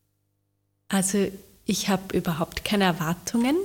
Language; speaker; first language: German; native; German